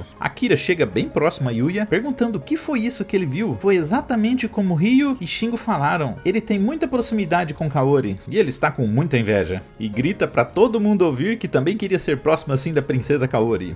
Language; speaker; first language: Portuguese; native; Portuguese